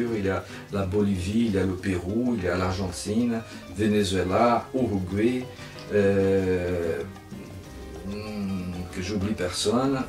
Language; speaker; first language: French; non-native, fluent; Spanish